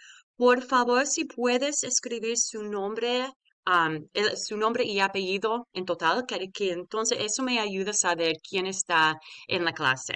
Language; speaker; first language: Spanish; early bilingual, heritage; Spanish